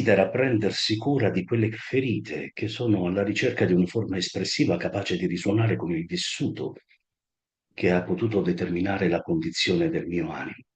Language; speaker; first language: Italian; native; Italian